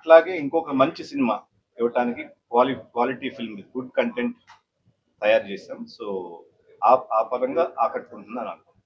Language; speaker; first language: Telugu; native; Telugu